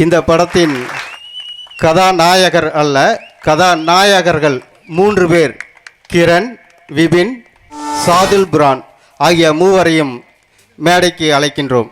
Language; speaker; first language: Tamil; native; Tamil